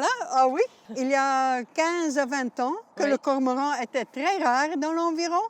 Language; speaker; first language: French; non-native, local second language; Dutch